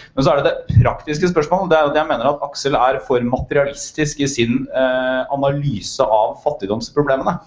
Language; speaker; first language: Norwegian; native; Norwegian